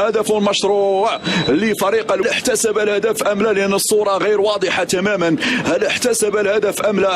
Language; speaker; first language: Arabic; native; Arabic